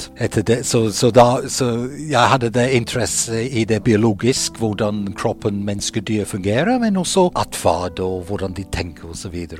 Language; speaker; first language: Norwegian; non-native, fluent; English